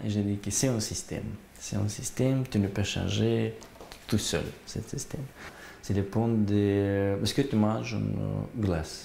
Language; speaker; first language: French; non-native, learner; Gagauz